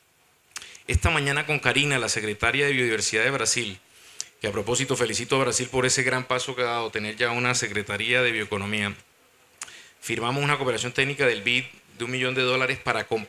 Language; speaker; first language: Spanish; native; Spanish